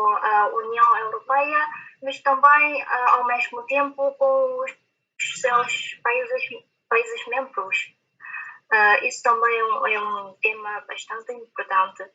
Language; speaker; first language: Portuguese; non-native, fluent; Chinese